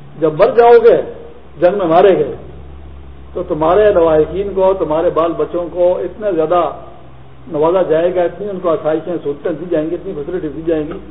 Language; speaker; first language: Urdu; non-native, local second language; Pashto